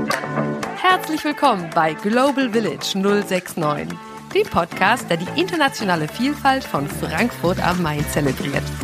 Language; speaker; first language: German; native; German